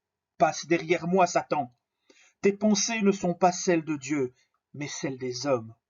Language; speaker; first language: French; native; French